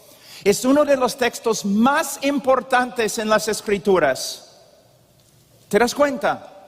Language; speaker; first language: Spanish; non-native, fluent; English